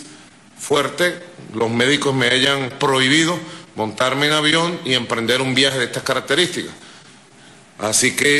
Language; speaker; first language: Spanish; native; Spanish